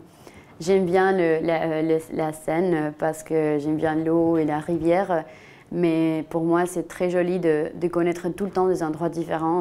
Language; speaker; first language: French; non-native, fluent; Spanish